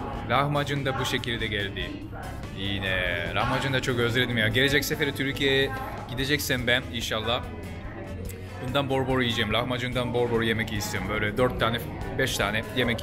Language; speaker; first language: Turkish; non-native, fluent; Japanese